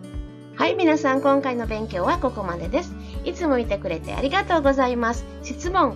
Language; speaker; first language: Japanese; non-native, fluent; Indonesian